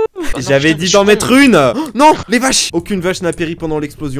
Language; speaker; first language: French; native; French